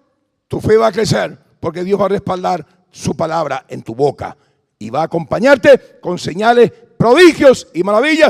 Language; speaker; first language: Spanish; native; Spanish